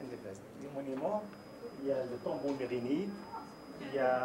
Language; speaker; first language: French; non-native, local second language; Arabic